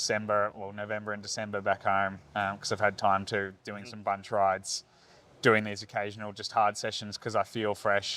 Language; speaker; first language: English; native; English